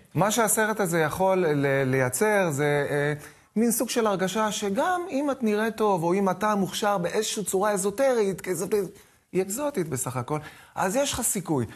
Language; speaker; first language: Hebrew; native; Hebrew